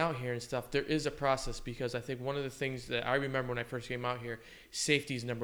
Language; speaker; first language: English; native; English